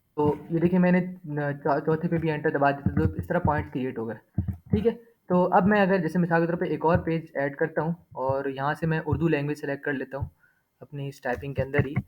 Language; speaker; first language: Urdu; native; Urdu